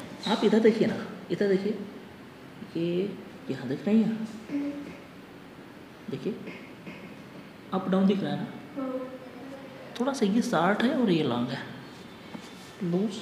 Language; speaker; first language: Hindi; native; Hindi